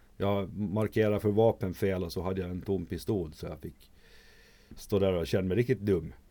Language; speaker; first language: Swedish; native; Swedish